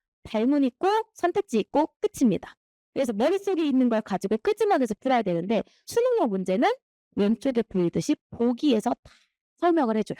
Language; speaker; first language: Korean; native; Korean